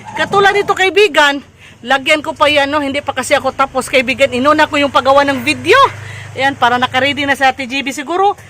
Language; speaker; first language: Filipino; non-native, local second language; Cebuano